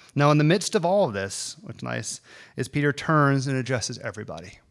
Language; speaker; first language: English; native; English